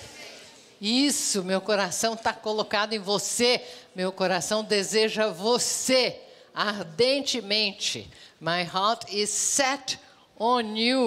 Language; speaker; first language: Portuguese; native; Portuguese